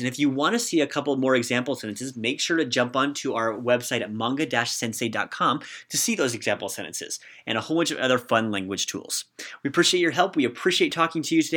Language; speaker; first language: English; native; English